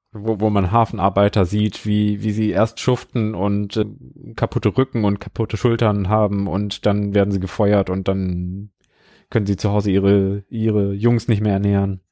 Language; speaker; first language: German; native; German